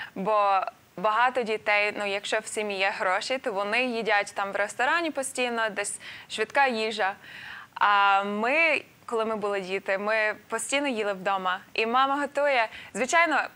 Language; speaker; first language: Ukrainian; non-native, fluent; English